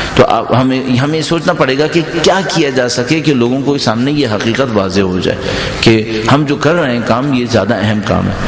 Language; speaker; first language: Urdu; native; Urdu